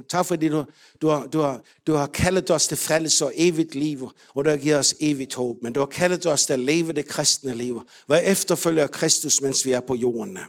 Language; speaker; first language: Danish; native; Danish